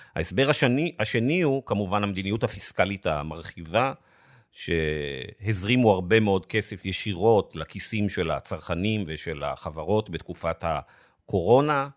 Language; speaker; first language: Hebrew; native; Hebrew